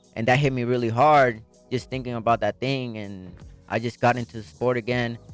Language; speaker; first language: English; early bilingual, other home language; Spanish